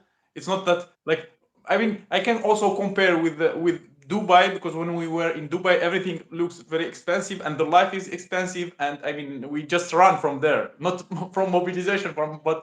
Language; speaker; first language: English; non-native, learner; Russian